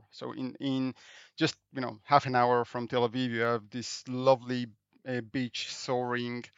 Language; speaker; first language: English; non-native, fluent; Hebrew